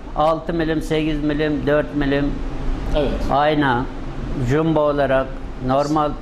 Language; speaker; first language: Turkish; native; Turkish